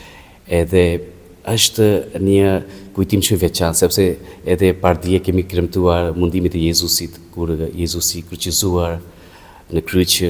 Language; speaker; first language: Albanian; non-native, fluent; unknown